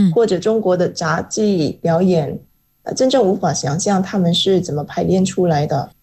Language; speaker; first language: Chinese; non-native, fluent; Indonesian